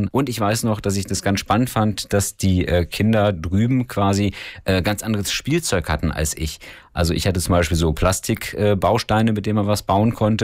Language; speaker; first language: German; native; German